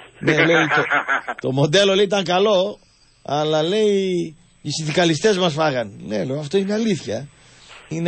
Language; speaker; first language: Greek; native; Greek